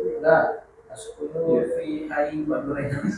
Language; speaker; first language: Arabic; non-native, learner; Indonesian